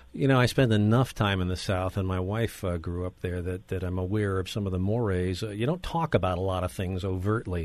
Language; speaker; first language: English; native; English